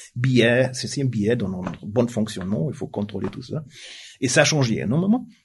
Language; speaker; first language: French; non-native, fluent; German